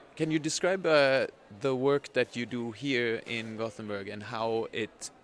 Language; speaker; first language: English; non-native, fluent; Swedish